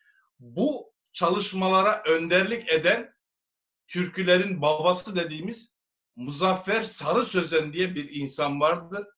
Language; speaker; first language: Turkish; native; Turkish